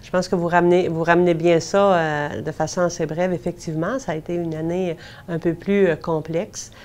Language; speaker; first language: French; native; French